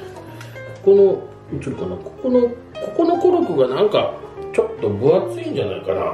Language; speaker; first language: Japanese; native; Japanese